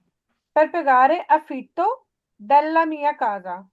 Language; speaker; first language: Italian; non-native, learner; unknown